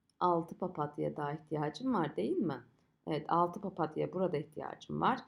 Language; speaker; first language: Turkish; native; Turkish